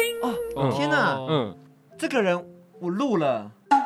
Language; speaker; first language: Chinese; native; Chinese